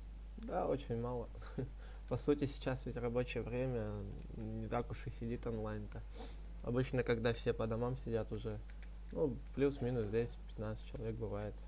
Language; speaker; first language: Russian; native; Russian